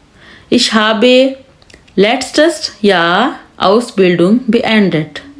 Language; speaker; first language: German; non-native, fluent; Urdu